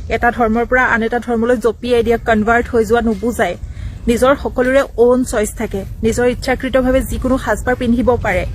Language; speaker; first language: Assamese; non-native, local second language; Bodo